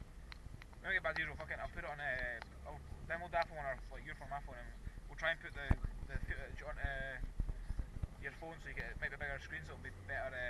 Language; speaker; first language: English; native; English